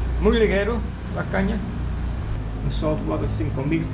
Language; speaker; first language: Spanish; non-native, fluent; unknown